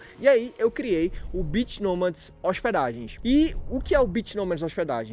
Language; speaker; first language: Portuguese; native; Portuguese